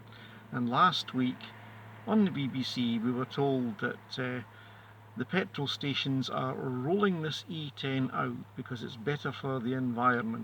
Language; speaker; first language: English; native; English